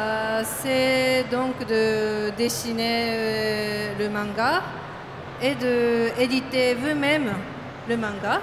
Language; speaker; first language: French; non-native, fluent; Japanese